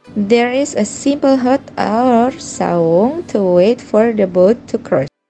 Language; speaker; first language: English; non-native, learner; Indonesian